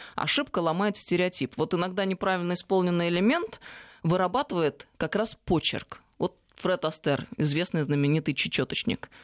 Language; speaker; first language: Russian; native; Russian